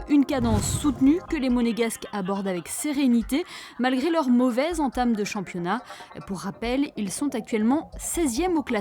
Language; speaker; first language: French; native; French